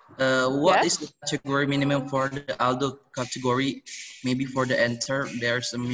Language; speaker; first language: English; non-native, learner; Indonesian